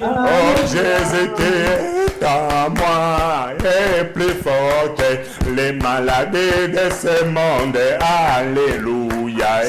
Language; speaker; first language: French; non-native, local second language; Lingala